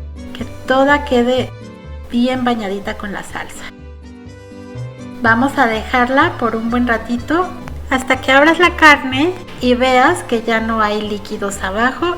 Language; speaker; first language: Spanish; native; Spanish